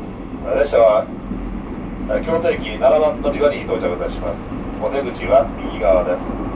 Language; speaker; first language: Japanese; native; Japanese